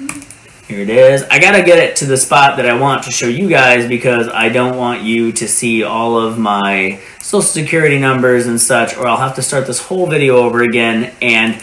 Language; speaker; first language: English; native; English